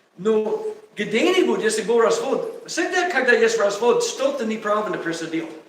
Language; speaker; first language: Russian; non-native, learner; English